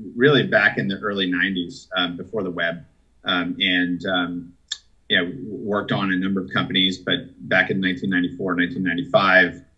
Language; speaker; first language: English; native; English